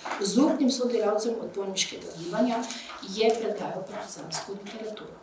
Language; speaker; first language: Slovenian; native; Slovenian